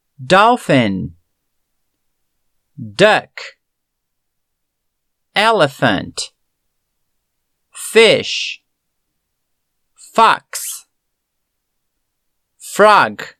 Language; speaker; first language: English; non-native, fluent; Portuguese